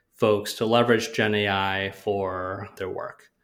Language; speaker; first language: English; native; English